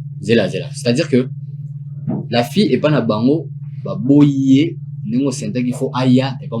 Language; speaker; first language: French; non-native, local second language; Lingala